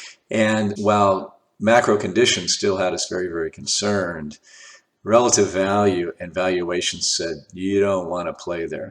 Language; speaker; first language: English; native; English